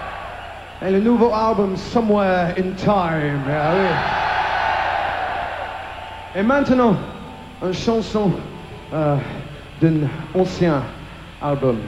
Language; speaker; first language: French; non-native, learner; English